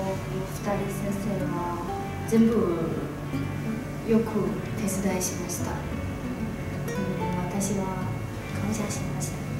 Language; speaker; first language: Japanese; non-native, learner; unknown